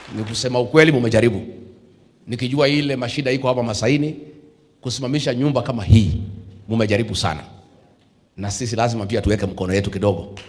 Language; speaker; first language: Swahili; non-native, local second language; Kikuyu